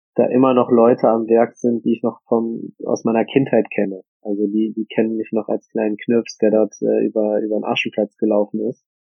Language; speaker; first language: German; native; German